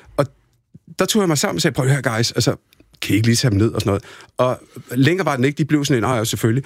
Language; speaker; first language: Danish; early bilingual, other home language; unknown